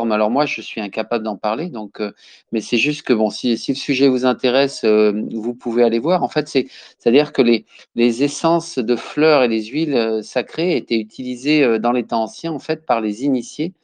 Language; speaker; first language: French; native; French